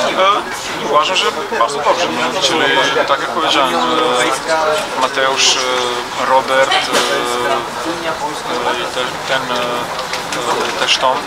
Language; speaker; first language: Polish; non-native, fluent; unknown